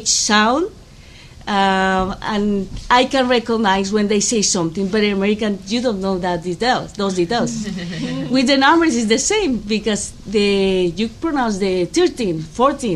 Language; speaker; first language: English; non-native, fluent; Spanish